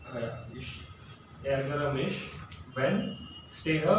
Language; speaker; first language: German; non-native, learner; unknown